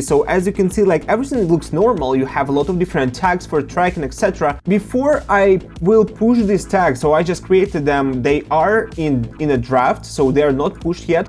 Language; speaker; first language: English; non-native, fluent; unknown